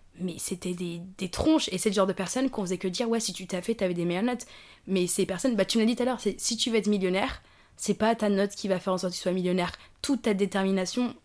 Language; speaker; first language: French; native; French